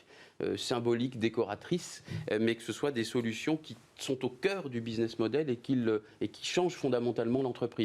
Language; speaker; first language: French; native; French